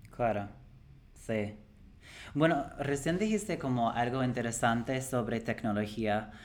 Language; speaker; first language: Spanish; non-native, fluent; English